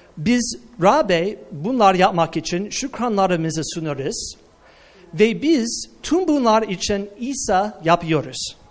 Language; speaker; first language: Turkish; non-native, fluent; English